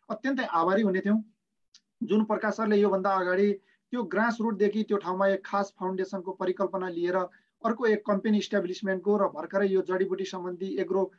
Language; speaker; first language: Nepali; native; Nepali